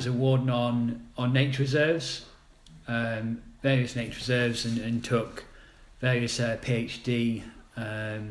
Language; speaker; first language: English; native; English